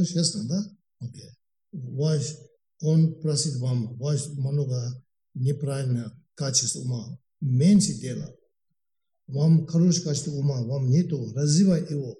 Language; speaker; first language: Russian; non-native, learner; Tibetan